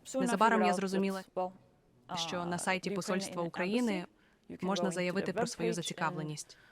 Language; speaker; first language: Ukrainian; non-native, fluent; Swedish